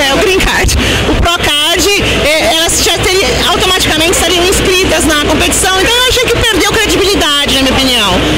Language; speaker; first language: Portuguese; native; Portuguese